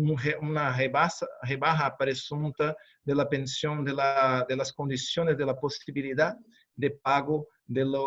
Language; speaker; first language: Spanish; non-native, fluent; Portuguese